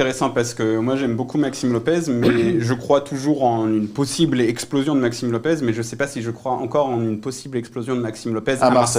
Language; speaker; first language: French; native; French